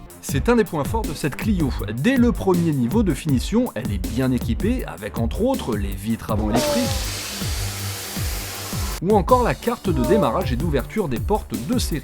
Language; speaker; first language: French; native; French